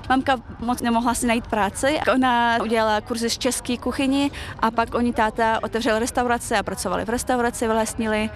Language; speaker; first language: Czech; early bilingual, other home language; Chechen